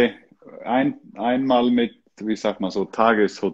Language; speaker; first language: German; non-native, learner; Icelandic